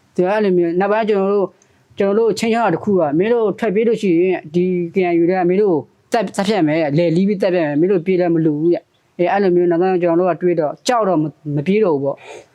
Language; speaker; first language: Burmese; non-native, local second language; Karen languages